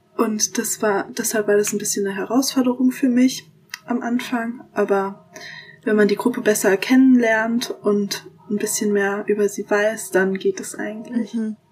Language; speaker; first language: German; native; German